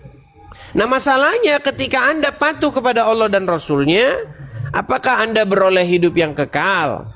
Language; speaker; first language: Indonesian; native; Indonesian